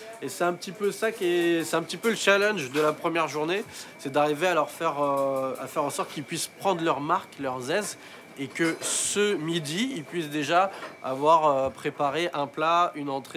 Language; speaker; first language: French; native; French